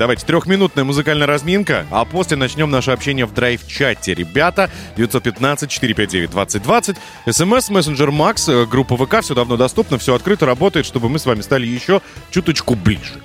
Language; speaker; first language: Russian; native; Russian